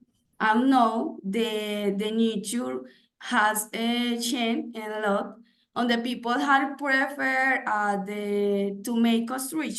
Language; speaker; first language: English; non-native, learner; Spanish